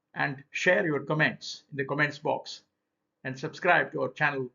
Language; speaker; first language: English; non-native, local second language; Telugu